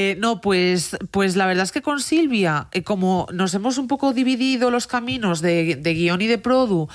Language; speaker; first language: Spanish; native; Spanish